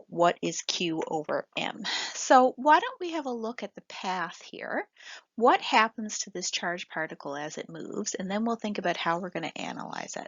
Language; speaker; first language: English; native; English